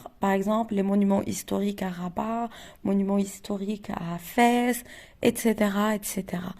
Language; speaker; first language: French; non-native, local second language; Arabic